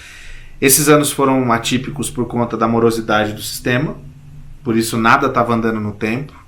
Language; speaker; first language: Portuguese; native; Portuguese